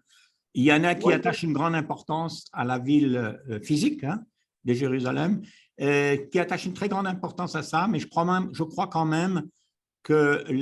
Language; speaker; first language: French; native; French